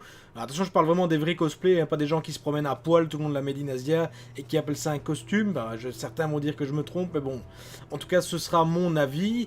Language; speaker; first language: French; native; French